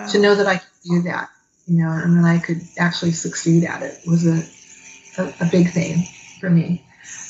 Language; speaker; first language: English; native; English